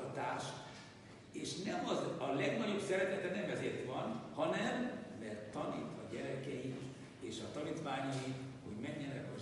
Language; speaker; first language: Hungarian; non-native, local second language; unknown